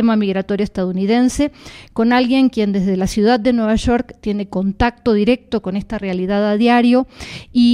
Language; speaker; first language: Spanish; native; Spanish